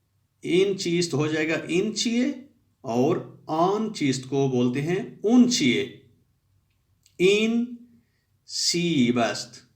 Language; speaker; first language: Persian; non-native, fluent; Urdu